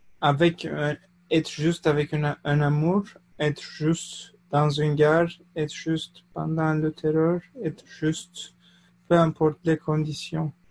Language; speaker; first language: French; non-native, fluent; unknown